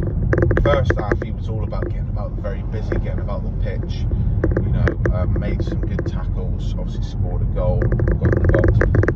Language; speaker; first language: English; native; English